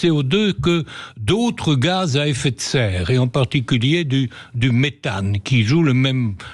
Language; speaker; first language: French; native; French